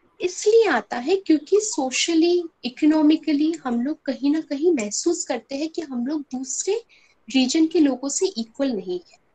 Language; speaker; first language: Hindi; non-native, local second language; Bangla